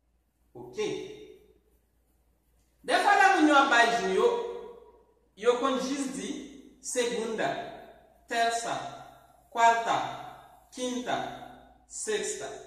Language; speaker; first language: Portuguese; non-native, fluent; Haitian Creole